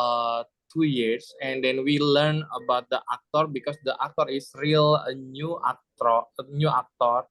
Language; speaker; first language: English; non-native, learner; Indonesian